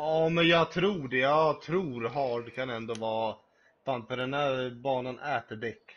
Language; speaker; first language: Swedish; native; Swedish